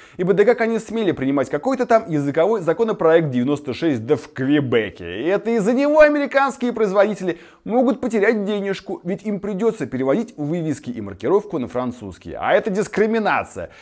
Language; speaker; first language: Russian; native; Russian